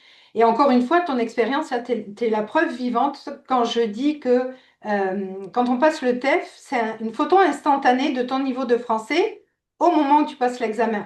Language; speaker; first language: French; native; French